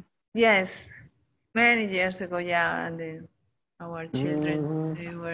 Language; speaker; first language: English; non-native, learner; Spanish